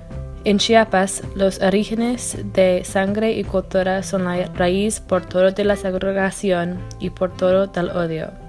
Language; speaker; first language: Spanish; non-native, learner; English